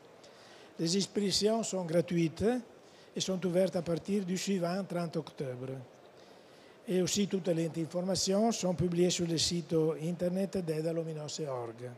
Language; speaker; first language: French; non-native, fluent; Italian